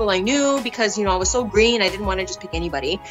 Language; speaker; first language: English; native; English